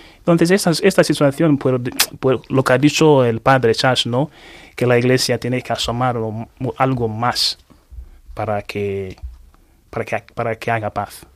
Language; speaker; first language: Spanish; non-native, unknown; Igbo